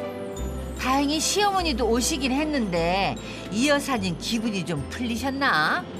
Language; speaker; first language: Korean; native; Korean